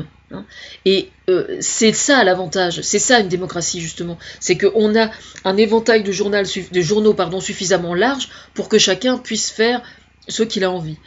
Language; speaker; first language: French; native; French